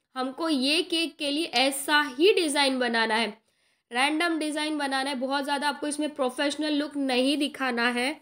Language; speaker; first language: Hindi; non-native, local second language; Marathi